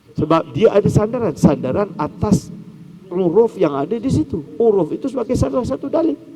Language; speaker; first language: Malay; native; Malay